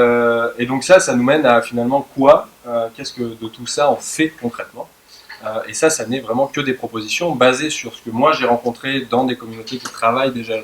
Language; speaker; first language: French; native; French